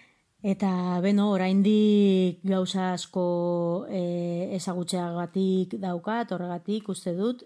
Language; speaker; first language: Basque; non-native, local second language; Spanish